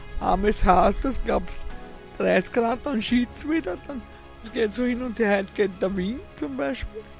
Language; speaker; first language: German; native; German